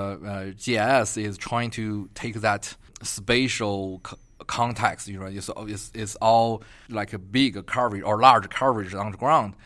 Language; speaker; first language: English; non-native, fluent; Chinese